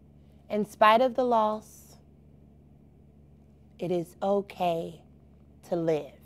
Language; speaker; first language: English; native; English